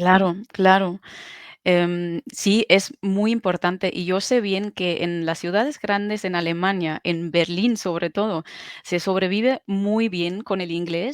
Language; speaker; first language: Spanish; non-native, fluent; German